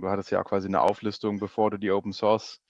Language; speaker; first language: German; native; German